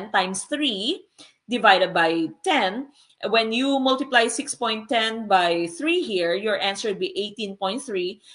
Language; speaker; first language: English; non-native, local second language; Filipino